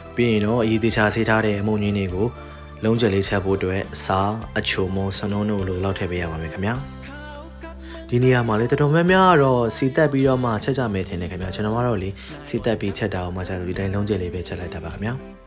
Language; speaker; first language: Burmese; non-native, local second language; Shan